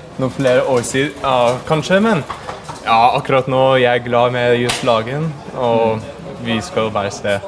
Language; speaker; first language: Norwegian; early bilingual, heritage; English